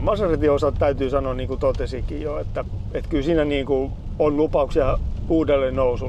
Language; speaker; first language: Finnish; native; Finnish